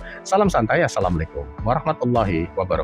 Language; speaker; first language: Indonesian; native; Indonesian